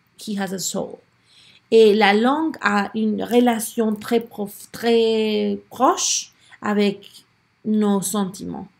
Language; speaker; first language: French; non-native, learner; Spanish